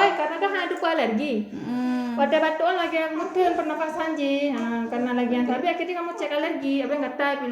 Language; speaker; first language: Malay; non-native, local second language; Achinese